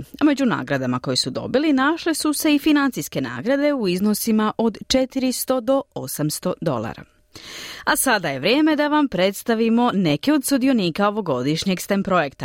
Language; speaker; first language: Serbian; native; Serbian